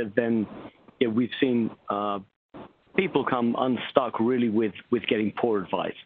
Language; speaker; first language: English; native; English